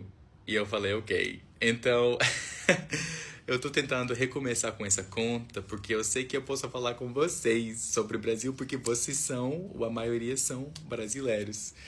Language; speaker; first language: Portuguese; non-native, fluent; English